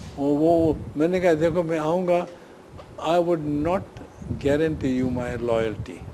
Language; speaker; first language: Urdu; non-native, local second language; Sindhi